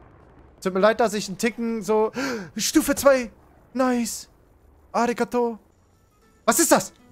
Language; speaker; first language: German; native; German